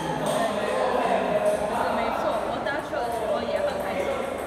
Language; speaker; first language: Chinese; non-native, learner; English